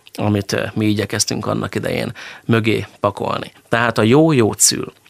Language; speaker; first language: Hungarian; native; Hungarian